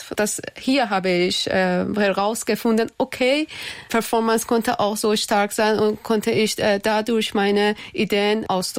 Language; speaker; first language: German; non-native, learner; Persian